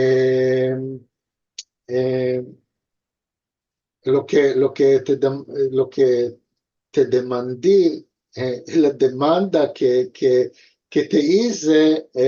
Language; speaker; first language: Spanish; early bilingual, heritage; Ladino